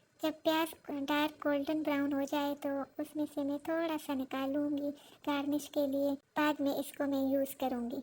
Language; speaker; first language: Urdu; non-native, local second language; Pashto